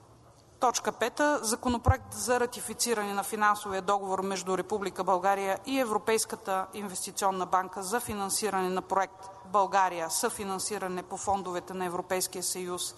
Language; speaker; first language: Bulgarian; native; Bulgarian